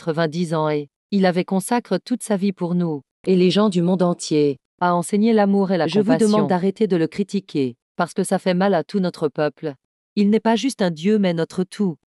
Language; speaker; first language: French; non-native, learner; Tibetan